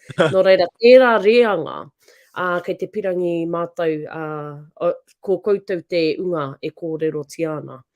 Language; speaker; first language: Māori; native; Māori